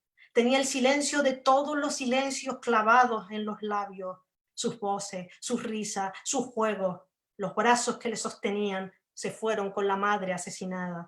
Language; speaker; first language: Spanish; native; Spanish